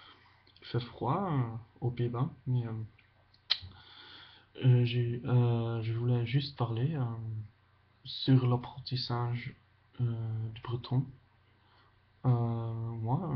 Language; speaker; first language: French; non-native, fluent; Dutch